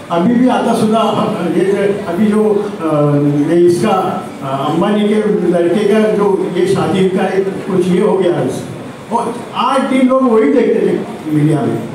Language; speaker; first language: Hindi; non-native, local second language; Marathi